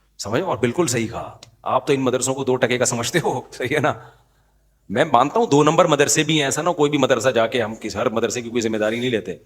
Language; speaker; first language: Urdu; native; Urdu